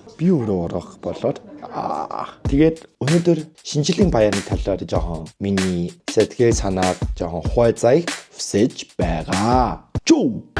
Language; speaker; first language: Mongolian; non-native, fluent; Korean